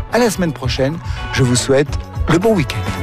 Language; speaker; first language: French; native; French